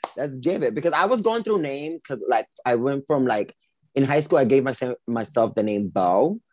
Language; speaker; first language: English; early bilingual, other home language; Spanish